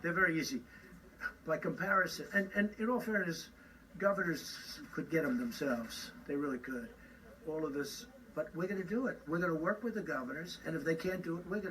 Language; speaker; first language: English; native; English